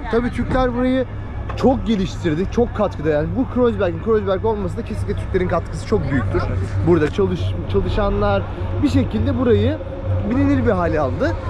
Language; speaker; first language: Turkish; native; Turkish